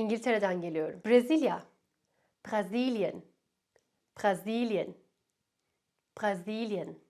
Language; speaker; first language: German; non-native, fluent; Turkish